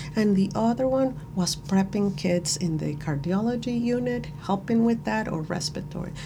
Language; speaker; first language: English; non-native, fluent; Spanish